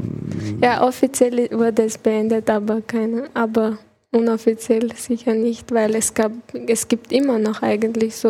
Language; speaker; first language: German; early bilingual, other home language; Chechen